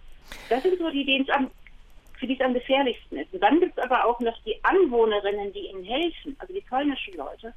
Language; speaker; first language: German; native; German